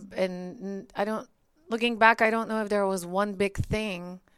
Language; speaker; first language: English; early bilingual, other home language; Bulgarian